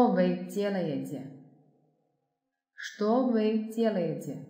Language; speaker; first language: Russian; non-native, fluent; Chinese